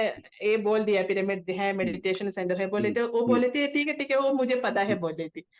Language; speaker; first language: Hindi; non-native, local second language; Malayalam